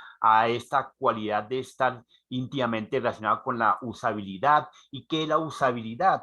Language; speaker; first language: Spanish; native; Spanish